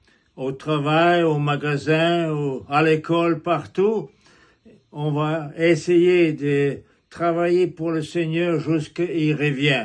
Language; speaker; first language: French; non-native, fluent; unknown